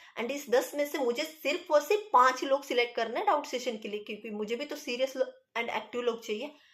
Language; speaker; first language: Hindi; non-native, local second language; Marathi